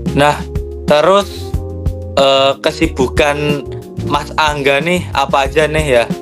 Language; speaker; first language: Indonesian; native; Indonesian